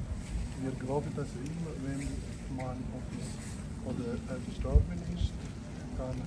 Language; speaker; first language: German; non-native, learner; Tibetan